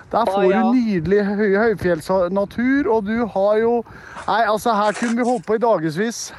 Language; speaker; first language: Norwegian; native; Norwegian